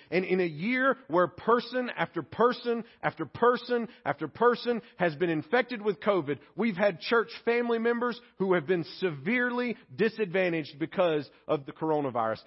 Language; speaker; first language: English; native; English